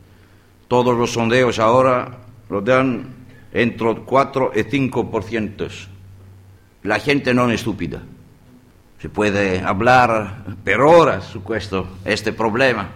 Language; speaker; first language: Spanish; non-native, learner; Greek